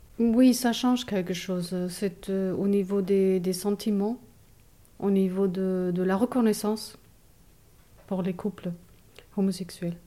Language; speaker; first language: French; non-native, fluent; German